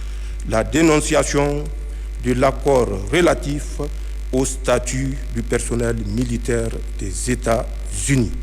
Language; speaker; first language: French; non-native, local second language; Hausa